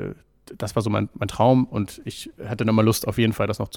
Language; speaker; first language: German; native; German